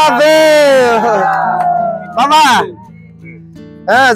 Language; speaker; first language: Portuguese; non-native, learner; Vietnamese